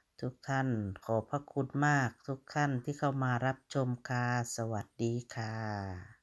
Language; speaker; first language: Thai; non-native, local second language; Lao